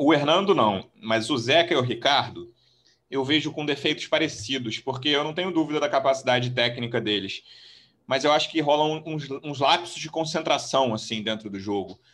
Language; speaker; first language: Portuguese; native; Portuguese